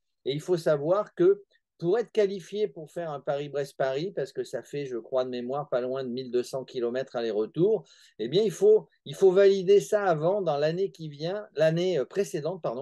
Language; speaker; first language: French; native; French